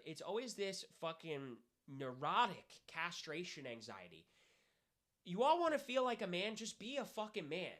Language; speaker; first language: English; native; English